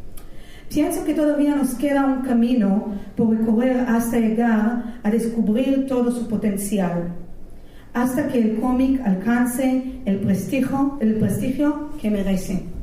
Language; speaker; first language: Spanish; non-native, fluent; Hebrew